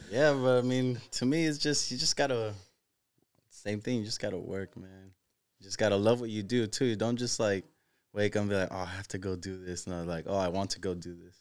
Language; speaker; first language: English; early bilingual, other home language; Spanish